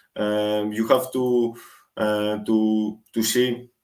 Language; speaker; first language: English; non-native, fluent; Greek